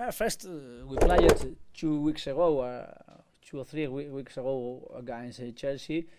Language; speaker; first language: English; non-native, learner; Spanish